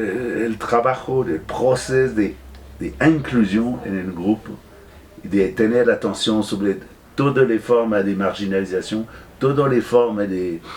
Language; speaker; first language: Spanish; non-native, fluent; French